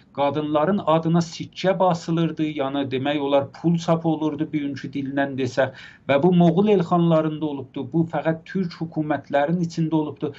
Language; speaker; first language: Azerbaijani; native; Azerbaijani